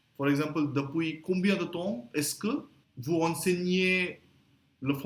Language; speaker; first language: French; non-native, fluent; Hindi